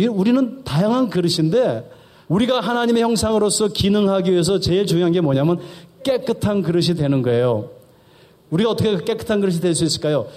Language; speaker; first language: Korean; early bilingual, heritage; Korean